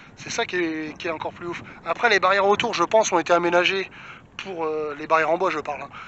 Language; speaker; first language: French; native; French